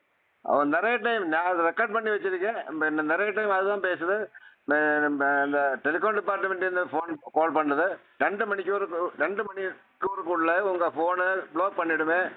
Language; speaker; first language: Tamil; non-native, learner; Malayalam